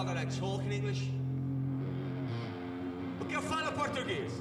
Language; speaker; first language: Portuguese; non-native, learner; Italian